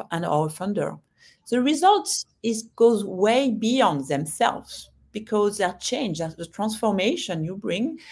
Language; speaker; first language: English; non-native, fluent; French